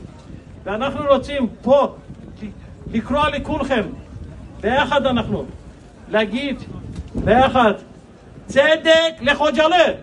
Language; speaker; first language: Hebrew; non-native, fluent; Azerbaijani